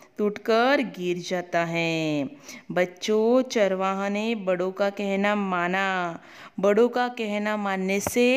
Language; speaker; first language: Hindi; non-native, local second language; Marathi